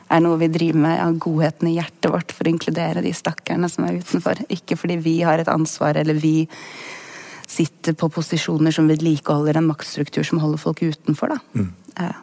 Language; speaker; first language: Norwegian; native; Norwegian